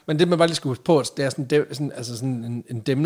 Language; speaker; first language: Danish; native; Danish